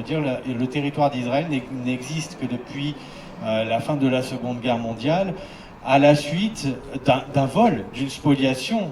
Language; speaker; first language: French; native; French